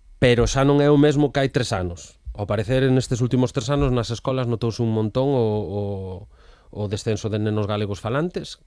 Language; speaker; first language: Galician; native; Galician